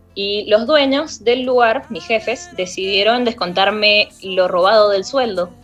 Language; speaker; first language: Spanish; native; Spanish